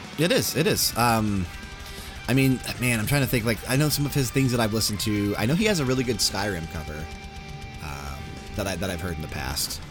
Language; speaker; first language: English; native; English